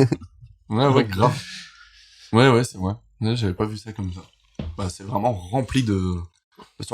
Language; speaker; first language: French; native; French